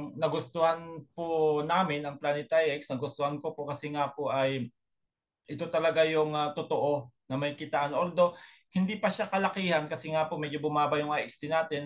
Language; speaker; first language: Filipino; non-native, local second language; Pangasinan